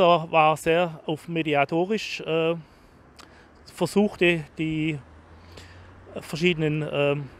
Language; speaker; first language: German; native; German